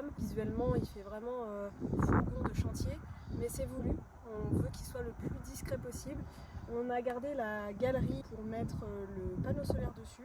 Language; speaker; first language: French; native; French